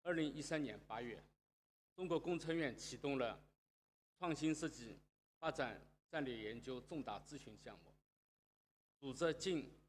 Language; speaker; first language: Chinese; native; Chinese